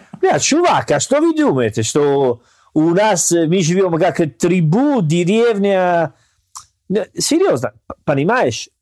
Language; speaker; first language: Russian; non-native, learner; Italian